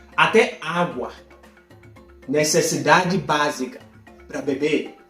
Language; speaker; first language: Portuguese; non-native, fluent; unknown